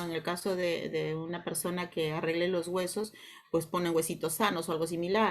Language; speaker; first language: Spanish; native; Spanish